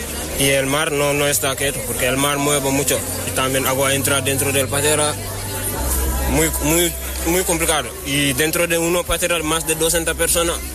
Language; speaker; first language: Spanish; non-native, learner; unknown